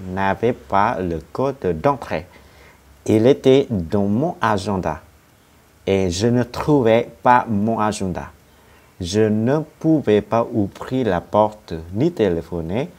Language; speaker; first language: French; non-native, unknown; Vietnamese